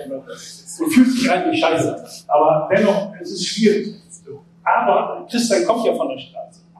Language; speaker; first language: German; native; German